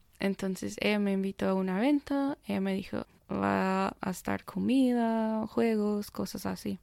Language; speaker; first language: Spanish; non-native, fluent; English